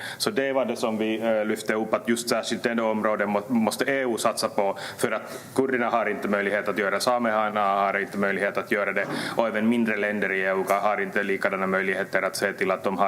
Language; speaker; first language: Swedish; native; Swedish